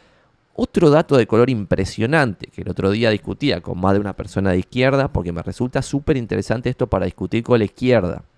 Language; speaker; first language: Spanish; native; Spanish